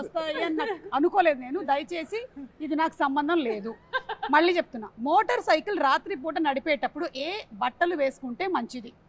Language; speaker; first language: Telugu; native; Telugu